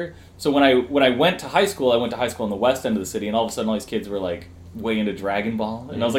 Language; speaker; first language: English; native; English